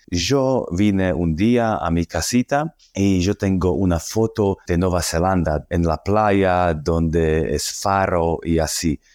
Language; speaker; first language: Spanish; non-native, fluent; Slovak